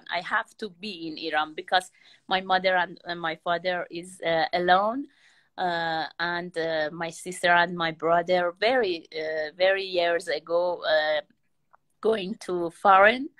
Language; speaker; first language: English; non-native, learner; Persian